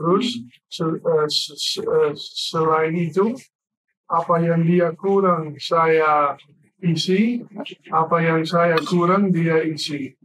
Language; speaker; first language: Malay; non-native, learner; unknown